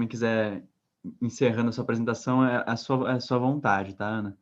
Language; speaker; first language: Portuguese; native; Portuguese